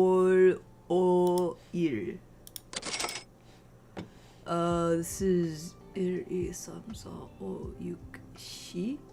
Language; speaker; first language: Korean; non-native, learner; English